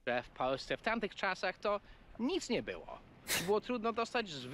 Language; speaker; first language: Polish; non-native, fluent; English